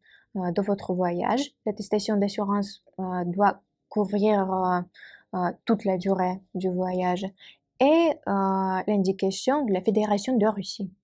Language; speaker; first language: French; non-native, fluent; Russian